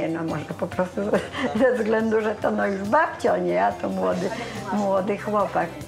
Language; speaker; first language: Polish; native; Polish